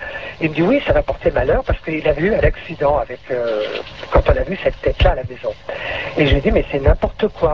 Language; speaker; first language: French; native; French